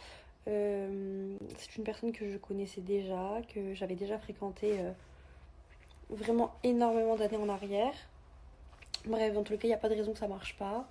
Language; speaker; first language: French; native; French